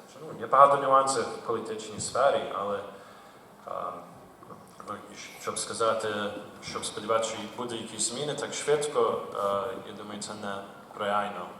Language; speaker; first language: Ukrainian; early bilingual, heritage; Ukrainian